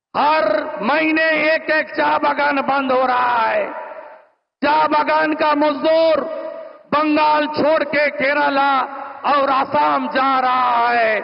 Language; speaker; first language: Hindi; non-native, local second language; Bangla